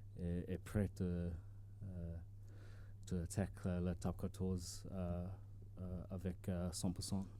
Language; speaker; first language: French; non-native, learner; English